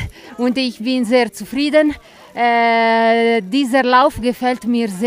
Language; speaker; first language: German; non-native, learner; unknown